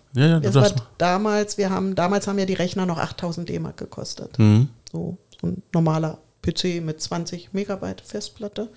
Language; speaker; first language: German; native; German